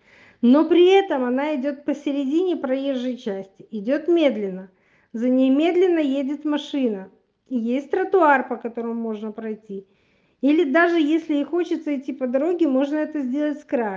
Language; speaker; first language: Russian; native; Russian